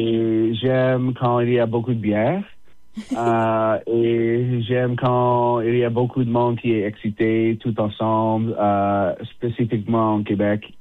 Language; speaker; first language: French; non-native, fluent; English